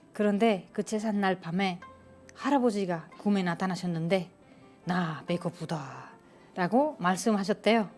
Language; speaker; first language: Korean; non-native, fluent; Spanish